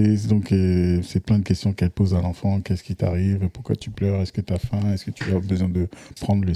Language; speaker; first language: French; native; French